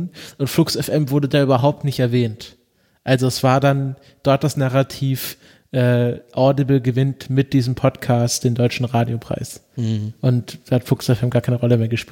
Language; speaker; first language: German; native; German